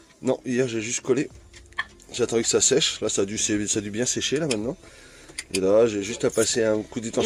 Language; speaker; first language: French; native; French